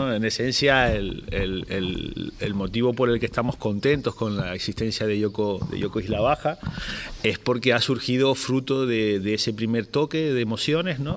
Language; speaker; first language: Spanish; native; Spanish